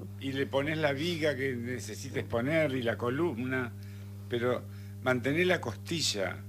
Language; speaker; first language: Spanish; native; Spanish